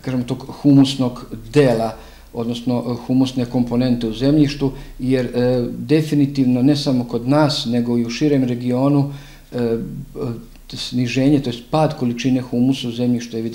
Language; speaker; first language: Serbian; native; Serbian